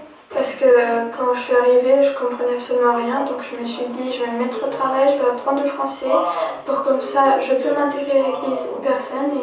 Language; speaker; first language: French; early bilingual, other home language; Romanian